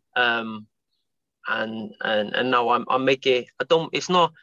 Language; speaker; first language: English; native; English